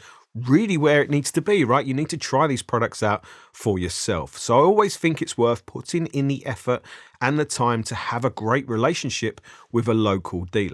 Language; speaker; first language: English; native; English